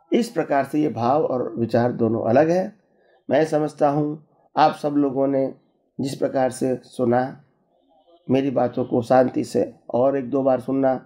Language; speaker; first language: Hindi; non-native, local second language; Gujarati